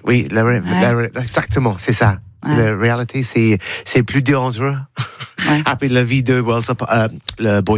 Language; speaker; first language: French; non-native, learner; English